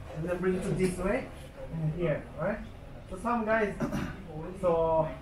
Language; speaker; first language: English; non-native, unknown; Japanese